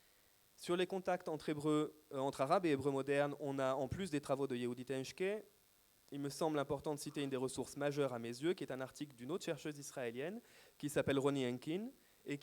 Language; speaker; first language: French; native; French